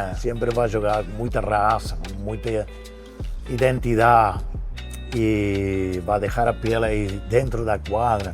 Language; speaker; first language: Portuguese; non-native, fluent; Spanish